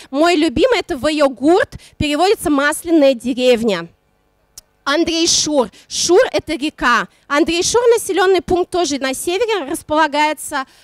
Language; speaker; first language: Russian; non-native, local second language; Udmurt